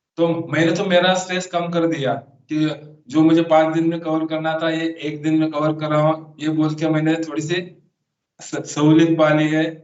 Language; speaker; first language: Hindi; non-native, local second language; Marathi